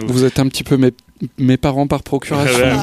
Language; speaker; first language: French; native; French